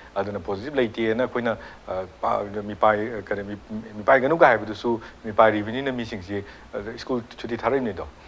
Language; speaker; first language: Manipuri; native; Manipuri